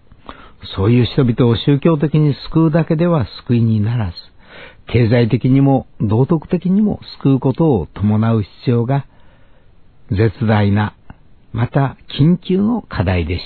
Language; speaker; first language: Japanese; native; Japanese